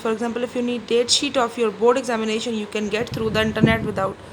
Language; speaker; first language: English; non-native, local second language; Urdu